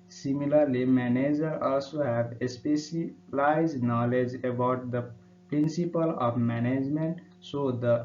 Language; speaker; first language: English; non-native, local second language; Nepali